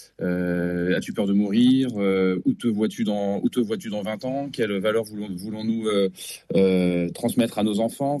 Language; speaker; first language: French; native; French